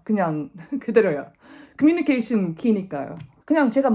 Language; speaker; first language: Korean; non-native, fluent; English